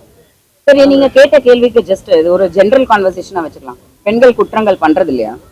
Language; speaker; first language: Tamil; native; Tamil